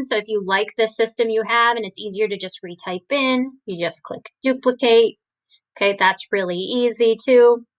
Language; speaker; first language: English; native; English